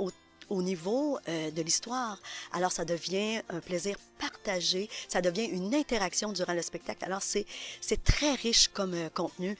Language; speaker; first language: French; native; French